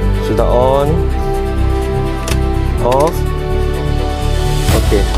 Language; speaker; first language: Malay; non-native, learner; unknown